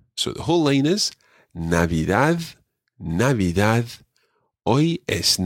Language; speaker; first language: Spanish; non-native, fluent; English